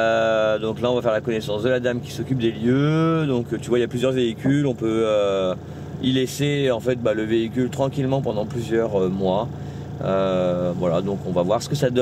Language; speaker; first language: French; native; French